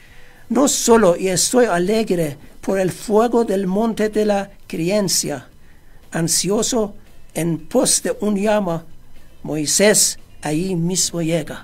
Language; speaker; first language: Spanish; non-native, fluent; Persian